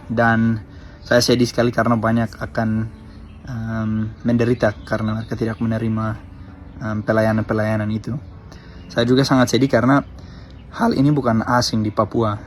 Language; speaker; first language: Indonesian; early bilingual, other home language; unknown